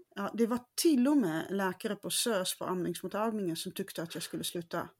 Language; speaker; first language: Swedish; non-native, fluent; Dutch